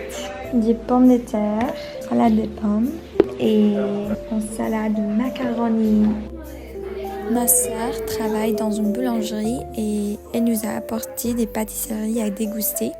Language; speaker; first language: French; non-native, learner; English